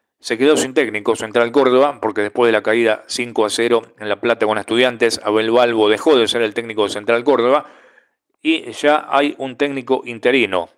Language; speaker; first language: Spanish; native; Spanish